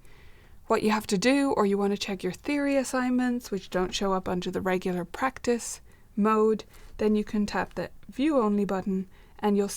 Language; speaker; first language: English; native; English